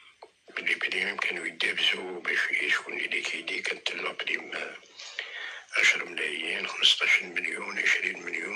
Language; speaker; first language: Arabic; native; Arabic